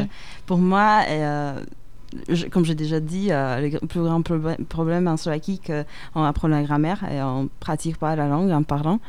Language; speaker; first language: French; non-native, fluent; Slovak